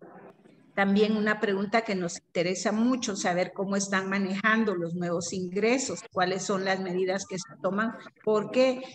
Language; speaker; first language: Spanish; native; Spanish